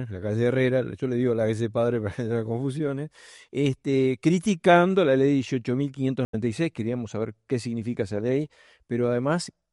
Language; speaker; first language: Spanish; native; Spanish